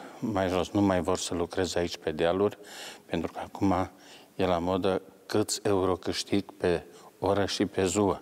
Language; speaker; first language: Romanian; non-native, local second language; Slovak